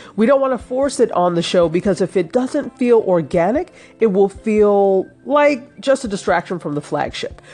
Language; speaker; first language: English; native; English